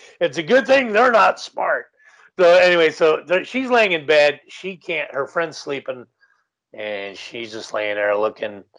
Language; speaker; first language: English; native; English